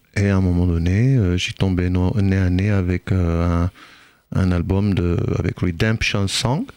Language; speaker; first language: French; non-native, fluent; Hebrew